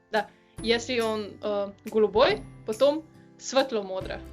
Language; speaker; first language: Russian; non-native, learner; Slovenian